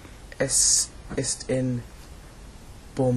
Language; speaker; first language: German; non-native, learner; English